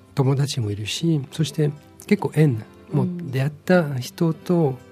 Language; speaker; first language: Japanese; non-native, fluent; French